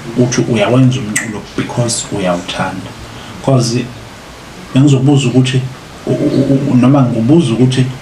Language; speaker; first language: Zulu; native; Zulu